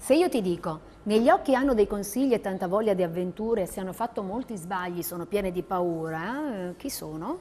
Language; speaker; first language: Italian; native; Italian